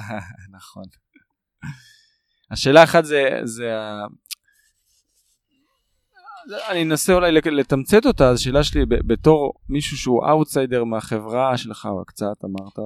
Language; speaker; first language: Hebrew; native; Hebrew